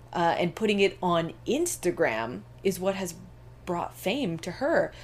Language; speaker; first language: English; native; English